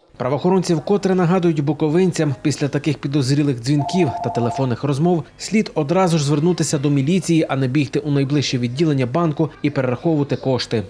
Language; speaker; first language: Ukrainian; native; Ukrainian